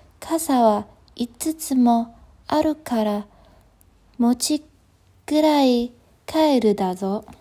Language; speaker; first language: Japanese; non-native, learner; Chinese